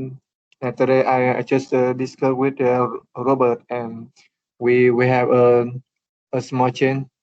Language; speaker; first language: English; non-native, learner; Vietnamese